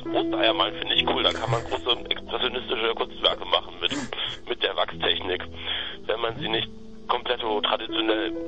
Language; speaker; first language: German; native; German